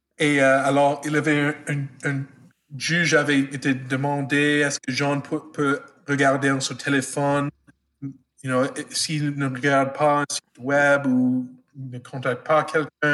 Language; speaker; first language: French; non-native, fluent; English